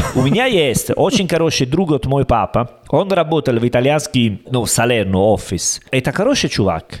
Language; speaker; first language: Russian; non-native, fluent; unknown